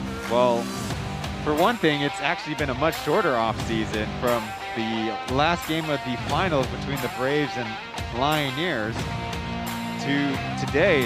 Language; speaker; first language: English; native; English